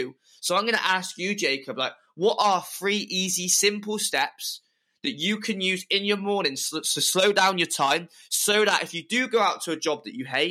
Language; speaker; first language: English; native; English